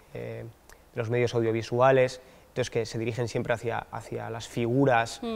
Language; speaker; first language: Spanish; native; Spanish